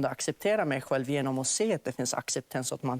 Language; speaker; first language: Swedish; non-native, fluent; Arabic